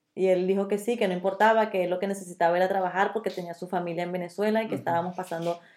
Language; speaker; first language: Spanish; native; Spanish